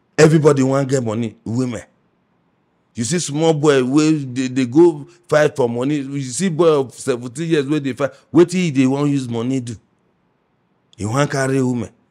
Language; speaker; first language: Nigerian Pidgin; non-native, local second language; Yoruba